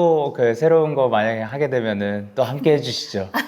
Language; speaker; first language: Korean; native; Korean